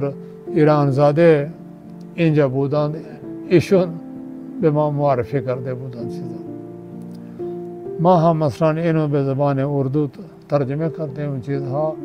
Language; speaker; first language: Persian; non-native, fluent; Urdu